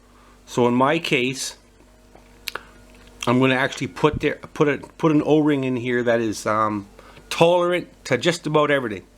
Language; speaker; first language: English; native; English